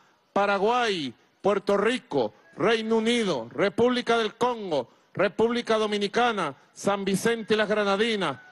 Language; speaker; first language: Spanish; native; Spanish